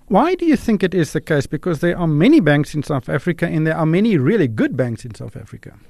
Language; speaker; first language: English; non-native, local second language; Afrikaans